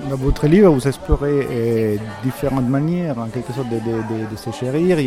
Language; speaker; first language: French; native; French